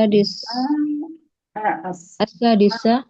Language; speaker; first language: Arabic; non-native, learner; Indonesian